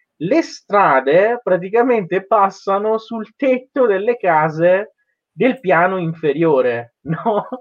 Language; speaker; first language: Italian; non-native, fluent; Persian